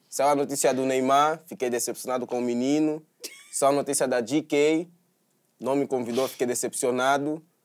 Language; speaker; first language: Portuguese; native; Portuguese